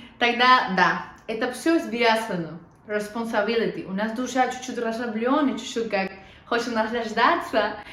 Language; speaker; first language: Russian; non-native, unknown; Spanish